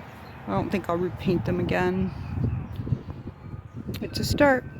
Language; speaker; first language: English; native; English